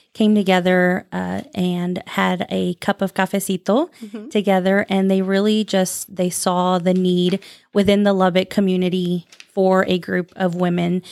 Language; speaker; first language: English; native; English